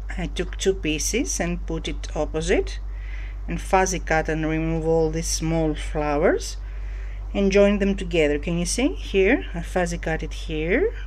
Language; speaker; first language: English; non-native, fluent; Greek